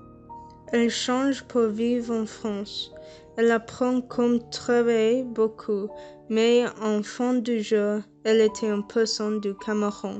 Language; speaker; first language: French; non-native, learner; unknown